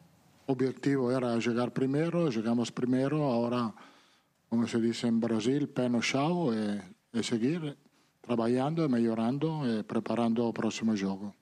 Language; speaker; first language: Portuguese; non-native, fluent; Italian